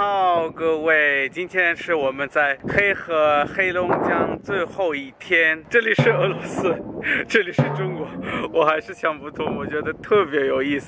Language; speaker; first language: Chinese; non-native, fluent; German